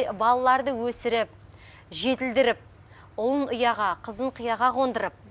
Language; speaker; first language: Kazakh; native; Kazakh